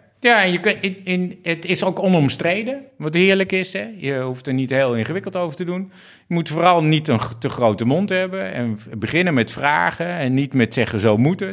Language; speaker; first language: Dutch; native; Dutch